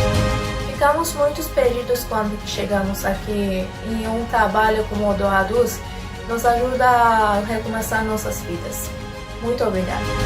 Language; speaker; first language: Portuguese; non-native, fluent; Persian